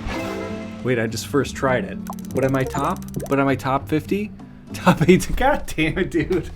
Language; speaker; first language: English; native; English